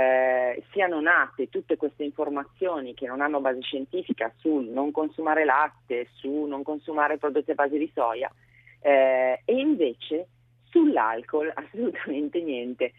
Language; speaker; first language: Italian; native; Italian